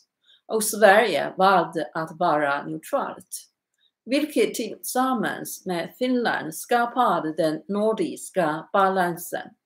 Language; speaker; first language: Swedish; non-native, learner; Chinese